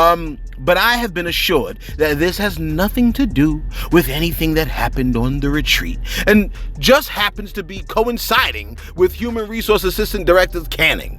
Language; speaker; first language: English; native; English